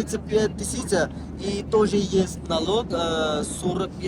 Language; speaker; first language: Russian; non-native, learner; Bangla